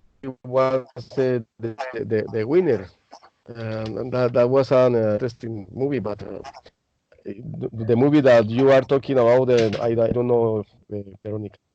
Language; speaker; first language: English; non-native, learner; Spanish